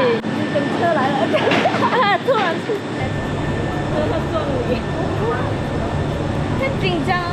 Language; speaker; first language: Chinese; early bilingual, heritage; English